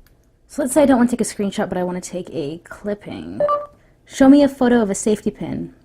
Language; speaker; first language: English; native; English